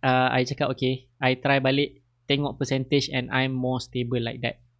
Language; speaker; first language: English; non-native, local second language; Malay